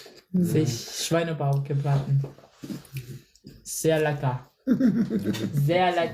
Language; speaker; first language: German; non-native, learner; Cebuano